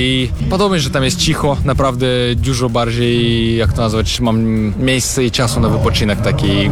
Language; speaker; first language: Polish; non-native, fluent; Russian